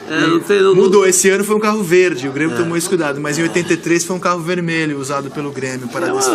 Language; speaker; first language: Portuguese; native; Portuguese